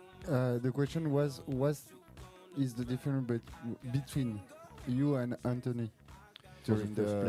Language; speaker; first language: English; non-native, learner; French